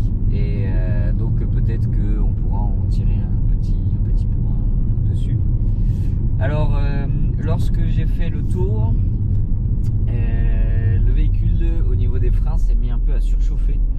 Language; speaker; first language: French; native; French